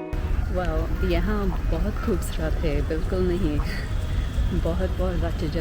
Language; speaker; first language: Hindi; non-native, learner; English